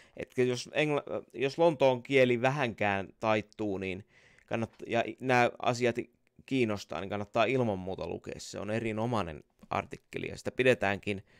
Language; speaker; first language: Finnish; native; Finnish